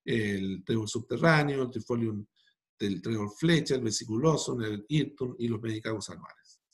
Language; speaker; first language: Spanish; native; Spanish